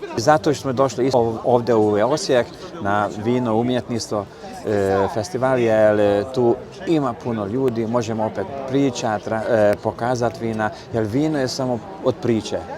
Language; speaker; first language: Bosnian; early bilingual, heritage; Croatian